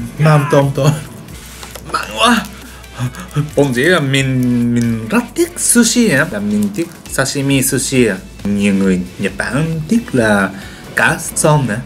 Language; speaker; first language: Vietnamese; non-native, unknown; Japanese